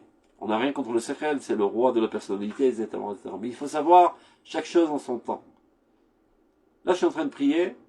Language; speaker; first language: French; native; French